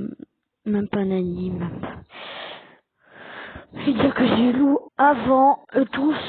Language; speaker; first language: French; native; French